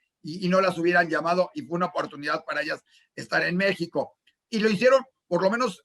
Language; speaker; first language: Spanish; native; Spanish